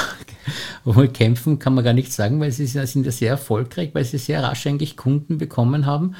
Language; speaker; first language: German; native; German